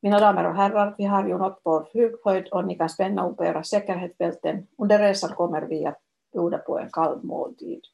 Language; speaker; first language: Swedish; non-native, local second language; Finnish